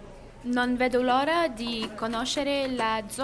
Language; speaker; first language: Italian; non-native, learner; English